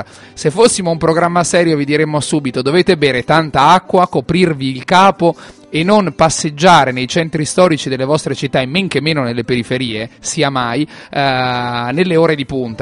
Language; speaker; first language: Italian; native; Italian